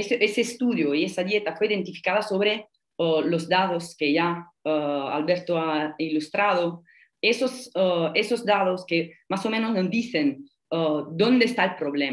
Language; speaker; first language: Spanish; non-native, fluent; Italian